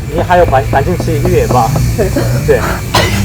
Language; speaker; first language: Chinese; non-native, learner; Korean